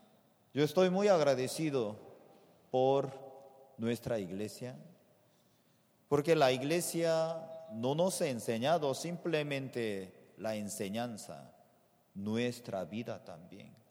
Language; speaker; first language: Spanish; non-native, fluent; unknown